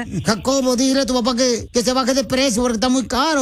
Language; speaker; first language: Spanish; native; Spanish